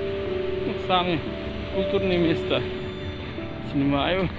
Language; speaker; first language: Russian; non-native, learner; Uzbek